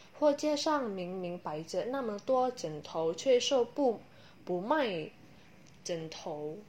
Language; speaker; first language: Chinese; non-native, learner; Indonesian